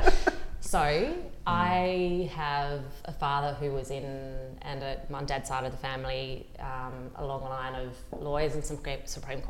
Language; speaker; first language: English; native; English